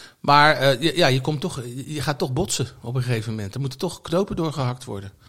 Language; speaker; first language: Dutch; native; Dutch